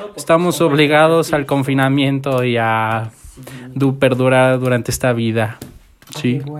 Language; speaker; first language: Spanish; native; Spanish